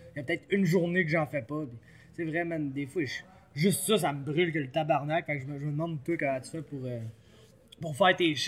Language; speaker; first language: French; native; French